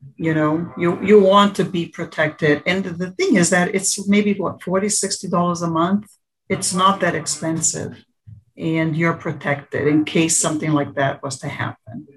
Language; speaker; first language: English; early bilingual, other home language; Portuguese